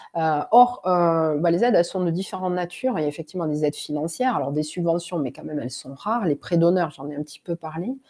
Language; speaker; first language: French; native; French